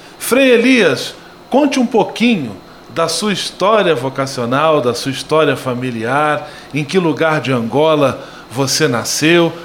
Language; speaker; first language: Portuguese; native; Portuguese